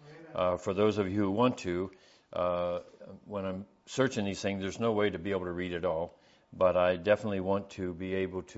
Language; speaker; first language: English; native; English